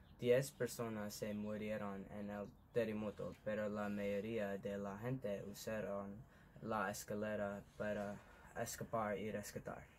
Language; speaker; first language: Spanish; non-native, learner; English